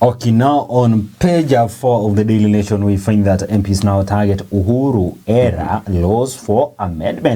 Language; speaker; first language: English; non-native, local second language; Swahili